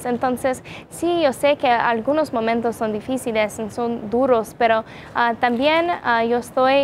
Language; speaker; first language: Spanish; non-native, learner; English